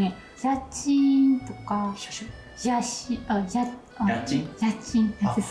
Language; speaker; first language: Japanese; non-native, learner; Burmese